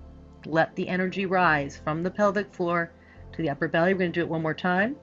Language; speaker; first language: English; native; English